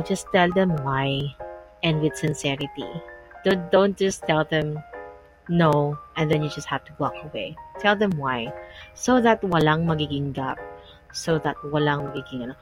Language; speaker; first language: English; non-native, local second language; Filipino